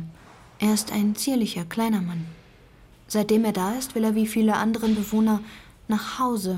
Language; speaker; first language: German; non-native, fluent; Persian